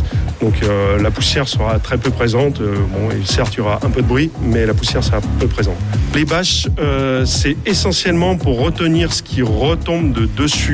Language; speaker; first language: French; native; French